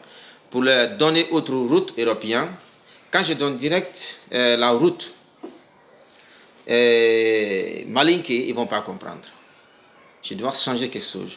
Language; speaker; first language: French; non-native, local second language; Mandingo